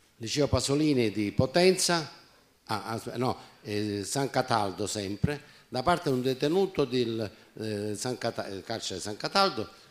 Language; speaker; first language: Italian; native; Italian